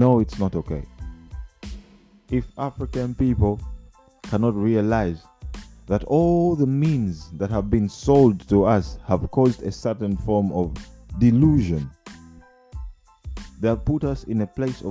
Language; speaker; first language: English; non-native, local second language; Ganda